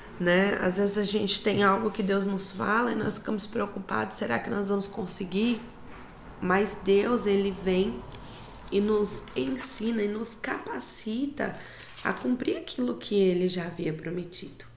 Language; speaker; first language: Portuguese; native; Portuguese